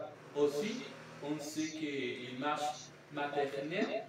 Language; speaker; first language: French; non-native, learner; Spanish